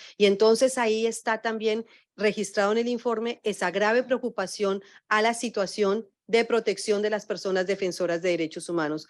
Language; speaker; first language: Spanish; native; Spanish